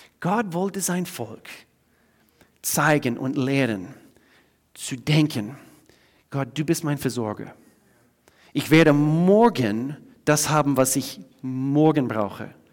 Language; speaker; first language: German; non-native, fluent; English